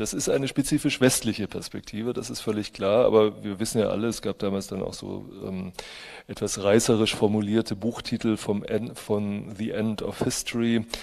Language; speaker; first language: German; native; German